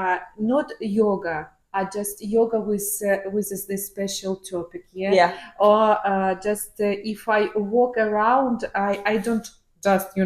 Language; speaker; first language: English; non-native, learner; Ukrainian